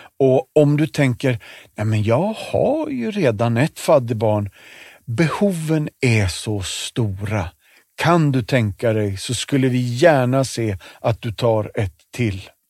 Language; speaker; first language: Swedish; native; Swedish